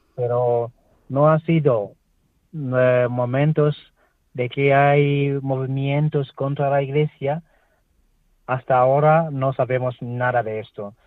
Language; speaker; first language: Spanish; non-native, learner; Swahili